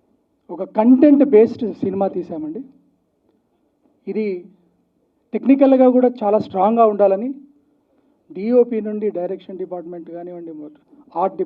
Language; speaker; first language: Telugu; native; Telugu